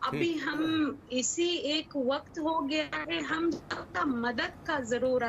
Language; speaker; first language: Hindi; non-native, learner; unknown